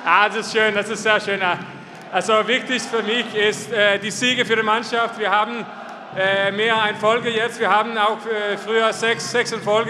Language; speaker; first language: German; non-native, fluent; Danish